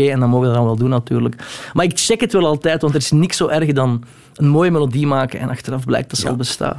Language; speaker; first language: Dutch; native; Dutch